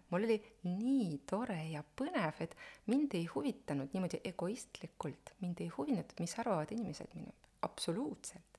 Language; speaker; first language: Estonian; non-native, local second language; Russian